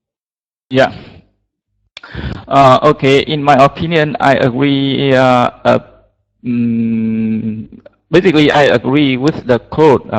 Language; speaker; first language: English; non-native, learner; Vietnamese